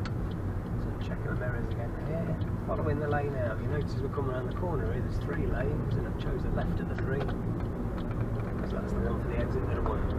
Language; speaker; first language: English; native; English